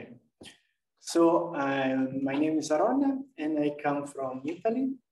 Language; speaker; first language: English; non-native, fluent; Italian